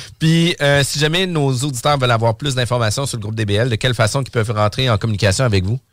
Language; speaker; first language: French; native; French